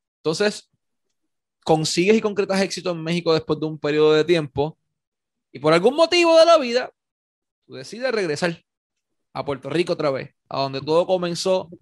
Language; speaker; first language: Spanish; native; Spanish